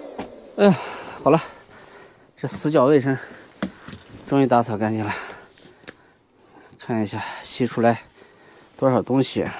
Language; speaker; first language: Chinese; native; Chinese